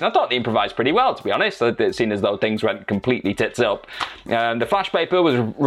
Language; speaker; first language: English; native; English